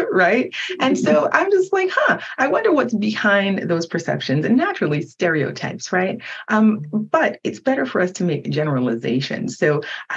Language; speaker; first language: English; early bilingual, other home language; Haitian Creole